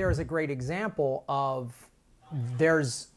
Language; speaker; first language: English; native; English